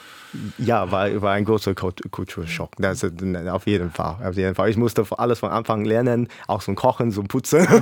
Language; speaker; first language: German; non-native, fluent; English